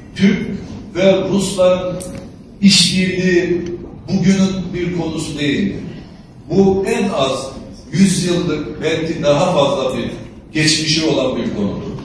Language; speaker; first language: Turkish; native; Turkish